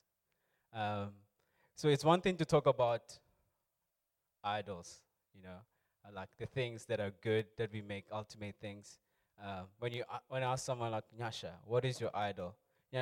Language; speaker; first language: English; non-native, local second language; Tswana